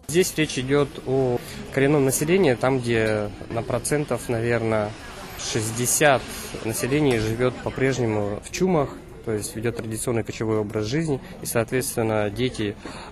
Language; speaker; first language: Russian; non-native, local second language; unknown